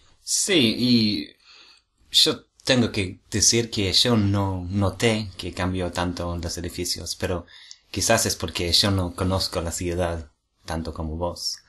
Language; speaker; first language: Spanish; non-native, fluent; English